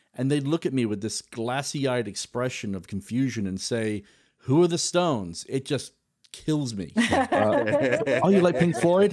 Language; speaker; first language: English; native; English